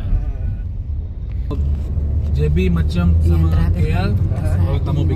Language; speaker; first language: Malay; non-native, local second language; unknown